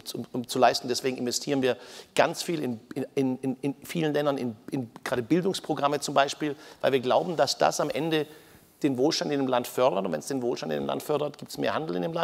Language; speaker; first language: German; native; German